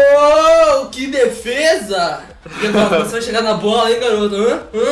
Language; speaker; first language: Portuguese; native; Portuguese